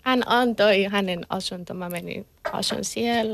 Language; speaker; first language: Finnish; non-native, learner; Persian